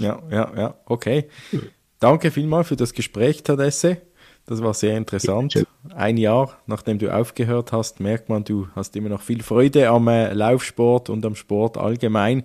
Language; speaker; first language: German; native; German